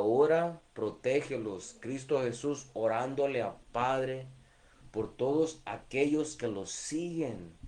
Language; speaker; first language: Spanish; early bilingual, heritage; Spanish